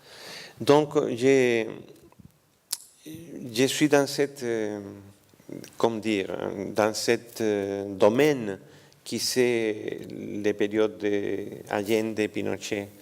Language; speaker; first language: French; non-native, fluent; Spanish